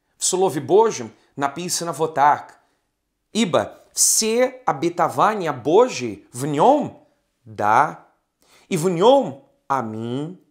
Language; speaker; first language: Russian; non-native, fluent; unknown